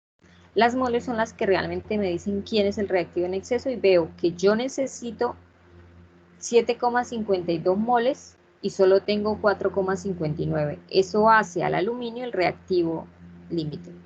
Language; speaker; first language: Spanish; native; Spanish